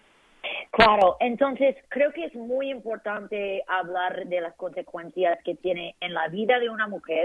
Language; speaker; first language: Spanish; early bilingual, heritage; Spanish